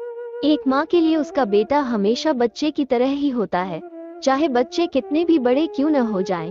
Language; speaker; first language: Hindi; native; Hindi